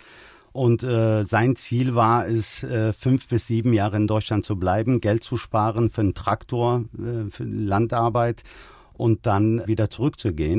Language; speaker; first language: German; early bilingual, other home language; Turkish